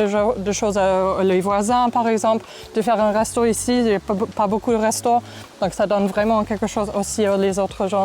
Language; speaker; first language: French; non-native, fluent; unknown